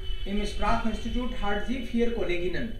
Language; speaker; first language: German; non-native, fluent; Hindi